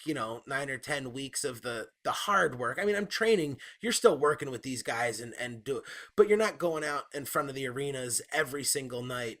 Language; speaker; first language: English; native; English